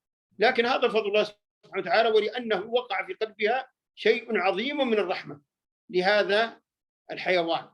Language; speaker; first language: Arabic; native; Arabic